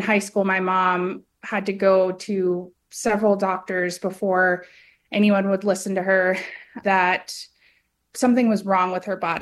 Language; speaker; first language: English; native; English